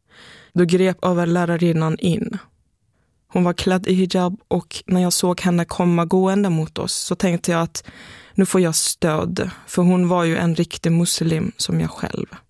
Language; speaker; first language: Swedish; early bilingual, other home language; Persian